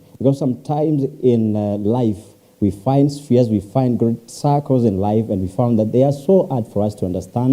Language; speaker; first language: English; non-native, local second language; Swahili